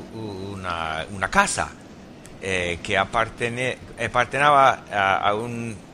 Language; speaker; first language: Spanish; non-native, learner; English